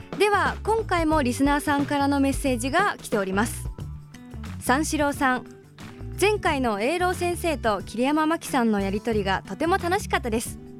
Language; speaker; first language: Japanese; early bilingual, other home language; Chinese